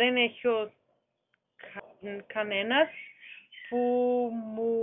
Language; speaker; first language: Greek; non-native, learner; German